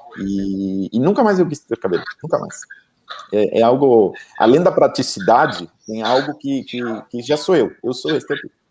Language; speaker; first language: Portuguese; non-native, fluent; Spanish